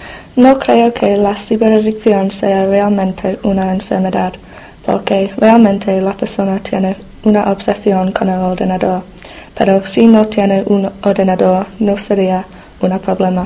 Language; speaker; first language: Spanish; non-native, learner; English